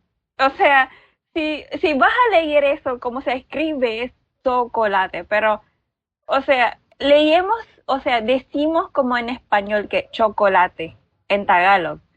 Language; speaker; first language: Spanish; non-native, learner; Filipino